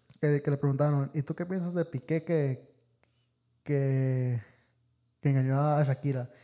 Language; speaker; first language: Spanish; early bilingual, heritage; Spanish